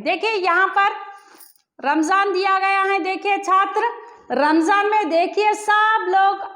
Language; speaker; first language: Hindi; non-native, local second language; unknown